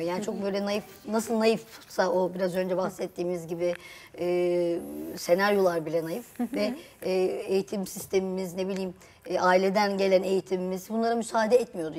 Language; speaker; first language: Turkish; native; Turkish